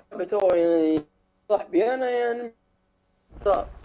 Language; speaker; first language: Arabic; native; Arabic